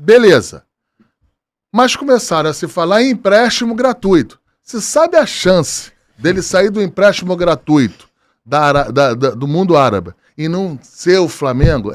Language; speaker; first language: Portuguese; native; Portuguese